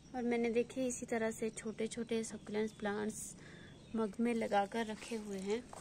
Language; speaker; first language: Hindi; native; Hindi